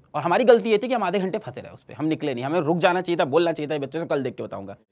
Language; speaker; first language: Hindi; native; Hindi